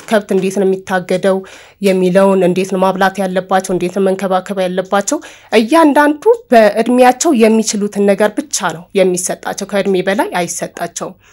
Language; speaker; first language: Amharic; non-native, local second language; Oromo